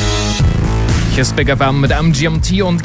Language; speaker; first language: German; native; German